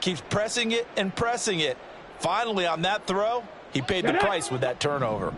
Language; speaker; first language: English; native; English